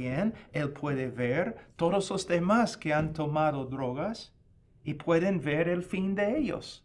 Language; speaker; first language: Spanish; non-native, fluent; English